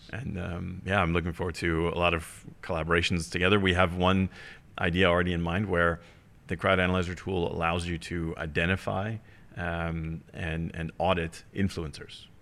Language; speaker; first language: English; early bilingual, heritage; German